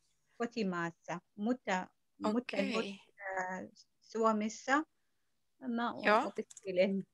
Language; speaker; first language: Finnish; non-native, learner; Arabic